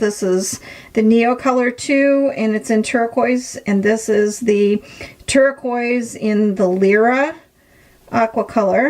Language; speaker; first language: English; native; English